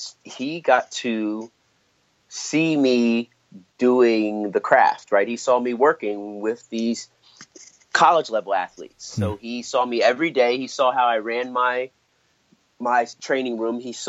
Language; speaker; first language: English; native; English